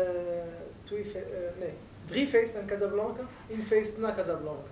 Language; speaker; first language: Dutch; non-native, learner; Arabic